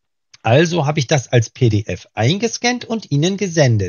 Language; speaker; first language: German; native; German